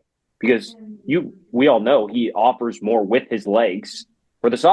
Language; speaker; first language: English; native; English